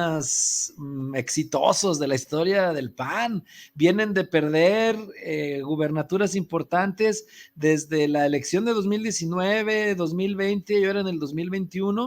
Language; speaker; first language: Spanish; native; Spanish